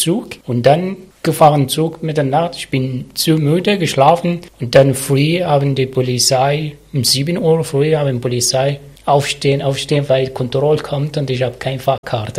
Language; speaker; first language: German; non-native, learner; Arabic